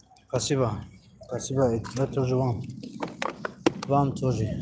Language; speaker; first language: Russian; non-native, learner; Tajik